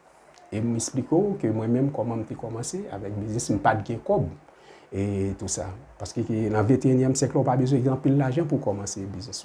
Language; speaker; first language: French; non-native, local second language; Haitian Creole